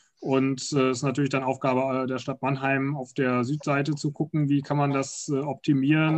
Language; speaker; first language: German; native; German